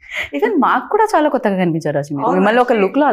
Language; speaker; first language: Telugu; native; Telugu